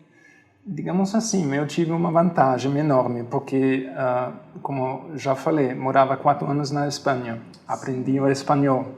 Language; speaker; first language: Portuguese; non-native, fluent; German